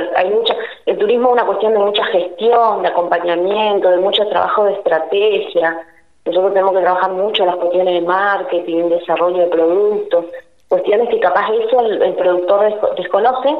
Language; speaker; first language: Spanish; native; Spanish